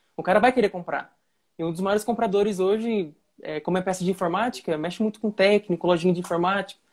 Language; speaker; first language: Portuguese; native; Portuguese